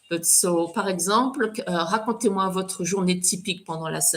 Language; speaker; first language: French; non-native, fluent; English